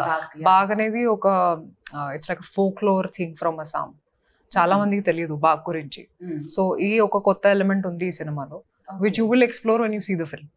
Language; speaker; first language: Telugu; non-native, fluent; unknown